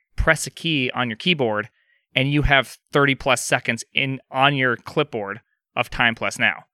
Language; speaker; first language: English; native; English